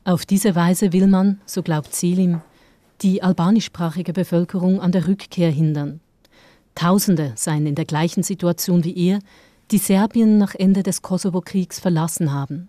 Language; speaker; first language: German; native; German